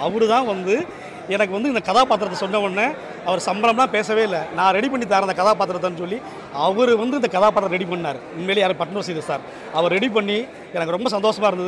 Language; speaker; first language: Tamil; native; Tamil